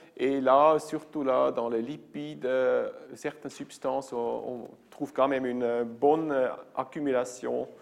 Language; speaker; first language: French; non-native, local second language; German